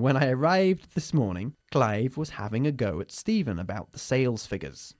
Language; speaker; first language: English; native; English